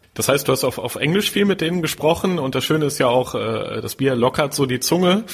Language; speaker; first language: German; native; German